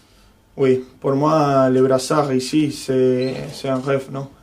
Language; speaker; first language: French; non-native, fluent; Spanish